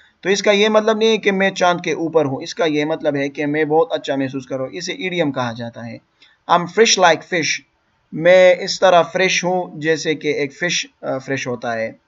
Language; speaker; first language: Urdu; non-native, local second language; Pashto